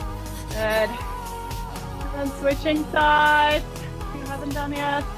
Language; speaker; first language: English; native; English